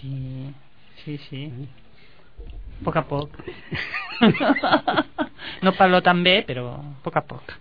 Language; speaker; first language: Catalan; non-native, local second language; Spanish